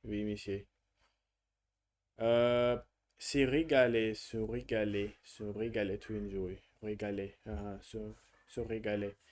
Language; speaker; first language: French; non-native, learner; Russian